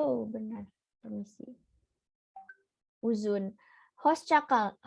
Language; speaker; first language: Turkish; non-native, learner; Indonesian